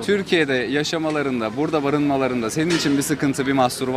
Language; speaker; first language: Turkish; native; Turkish